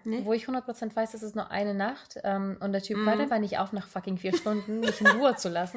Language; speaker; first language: German; native; German